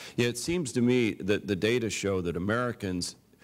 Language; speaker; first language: English; native; English